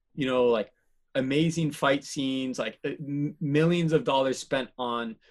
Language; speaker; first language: English; native; English